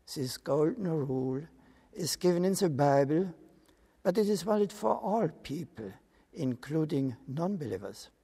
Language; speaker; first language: English; non-native, fluent; German